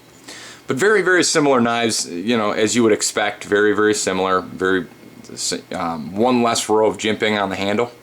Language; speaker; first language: English; native; English